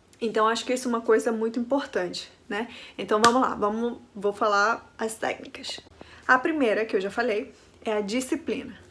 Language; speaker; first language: Portuguese; non-native, fluent; Spanish